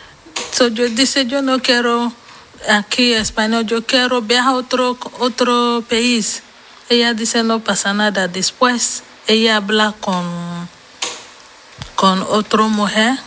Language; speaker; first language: Spanish; non-native, learner; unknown